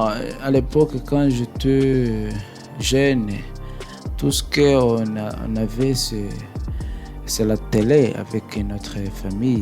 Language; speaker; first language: French; non-native, learner; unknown